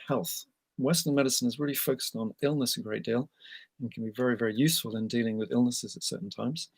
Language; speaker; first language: English; native; English